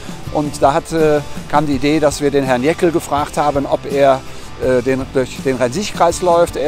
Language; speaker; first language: German; native; German